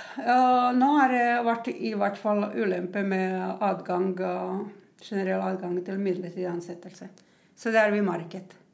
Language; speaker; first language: Norwegian; non-native, fluent; Croatian